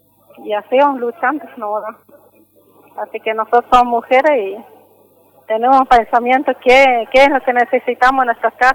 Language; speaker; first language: Spanish; non-native, local second language; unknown